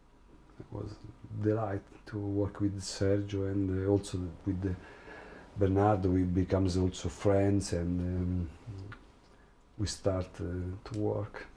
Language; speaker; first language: English; non-native, learner; Italian